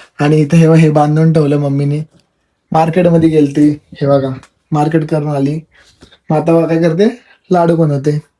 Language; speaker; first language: Marathi; non-native, local second language; Telugu